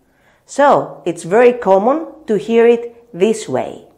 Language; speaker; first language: English; non-native, fluent; Greek